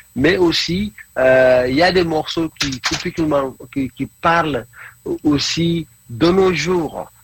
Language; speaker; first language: French; non-native, local second language; Mandingo